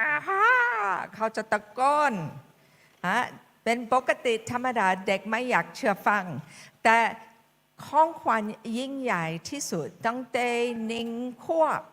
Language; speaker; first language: Thai; non-native, fluent; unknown